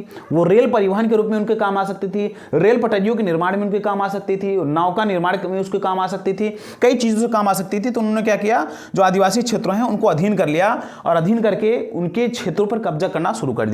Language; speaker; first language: Hindi; native; Hindi